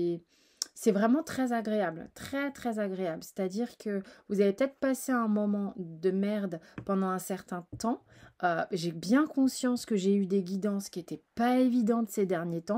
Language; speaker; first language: French; native; French